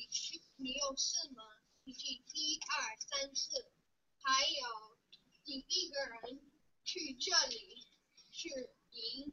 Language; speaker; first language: Chinese; non-native, learner; English